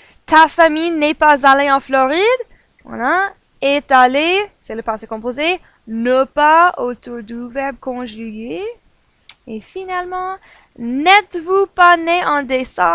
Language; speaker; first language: French; non-native, fluent; English